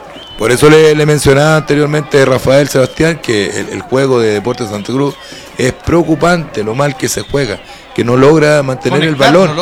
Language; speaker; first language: Spanish; native; Spanish